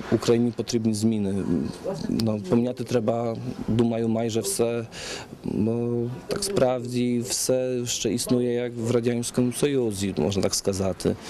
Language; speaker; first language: Ukrainian; early bilingual, heritage; Ukrainian